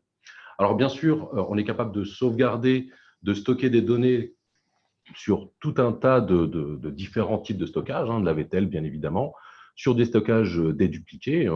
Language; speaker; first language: French; native; French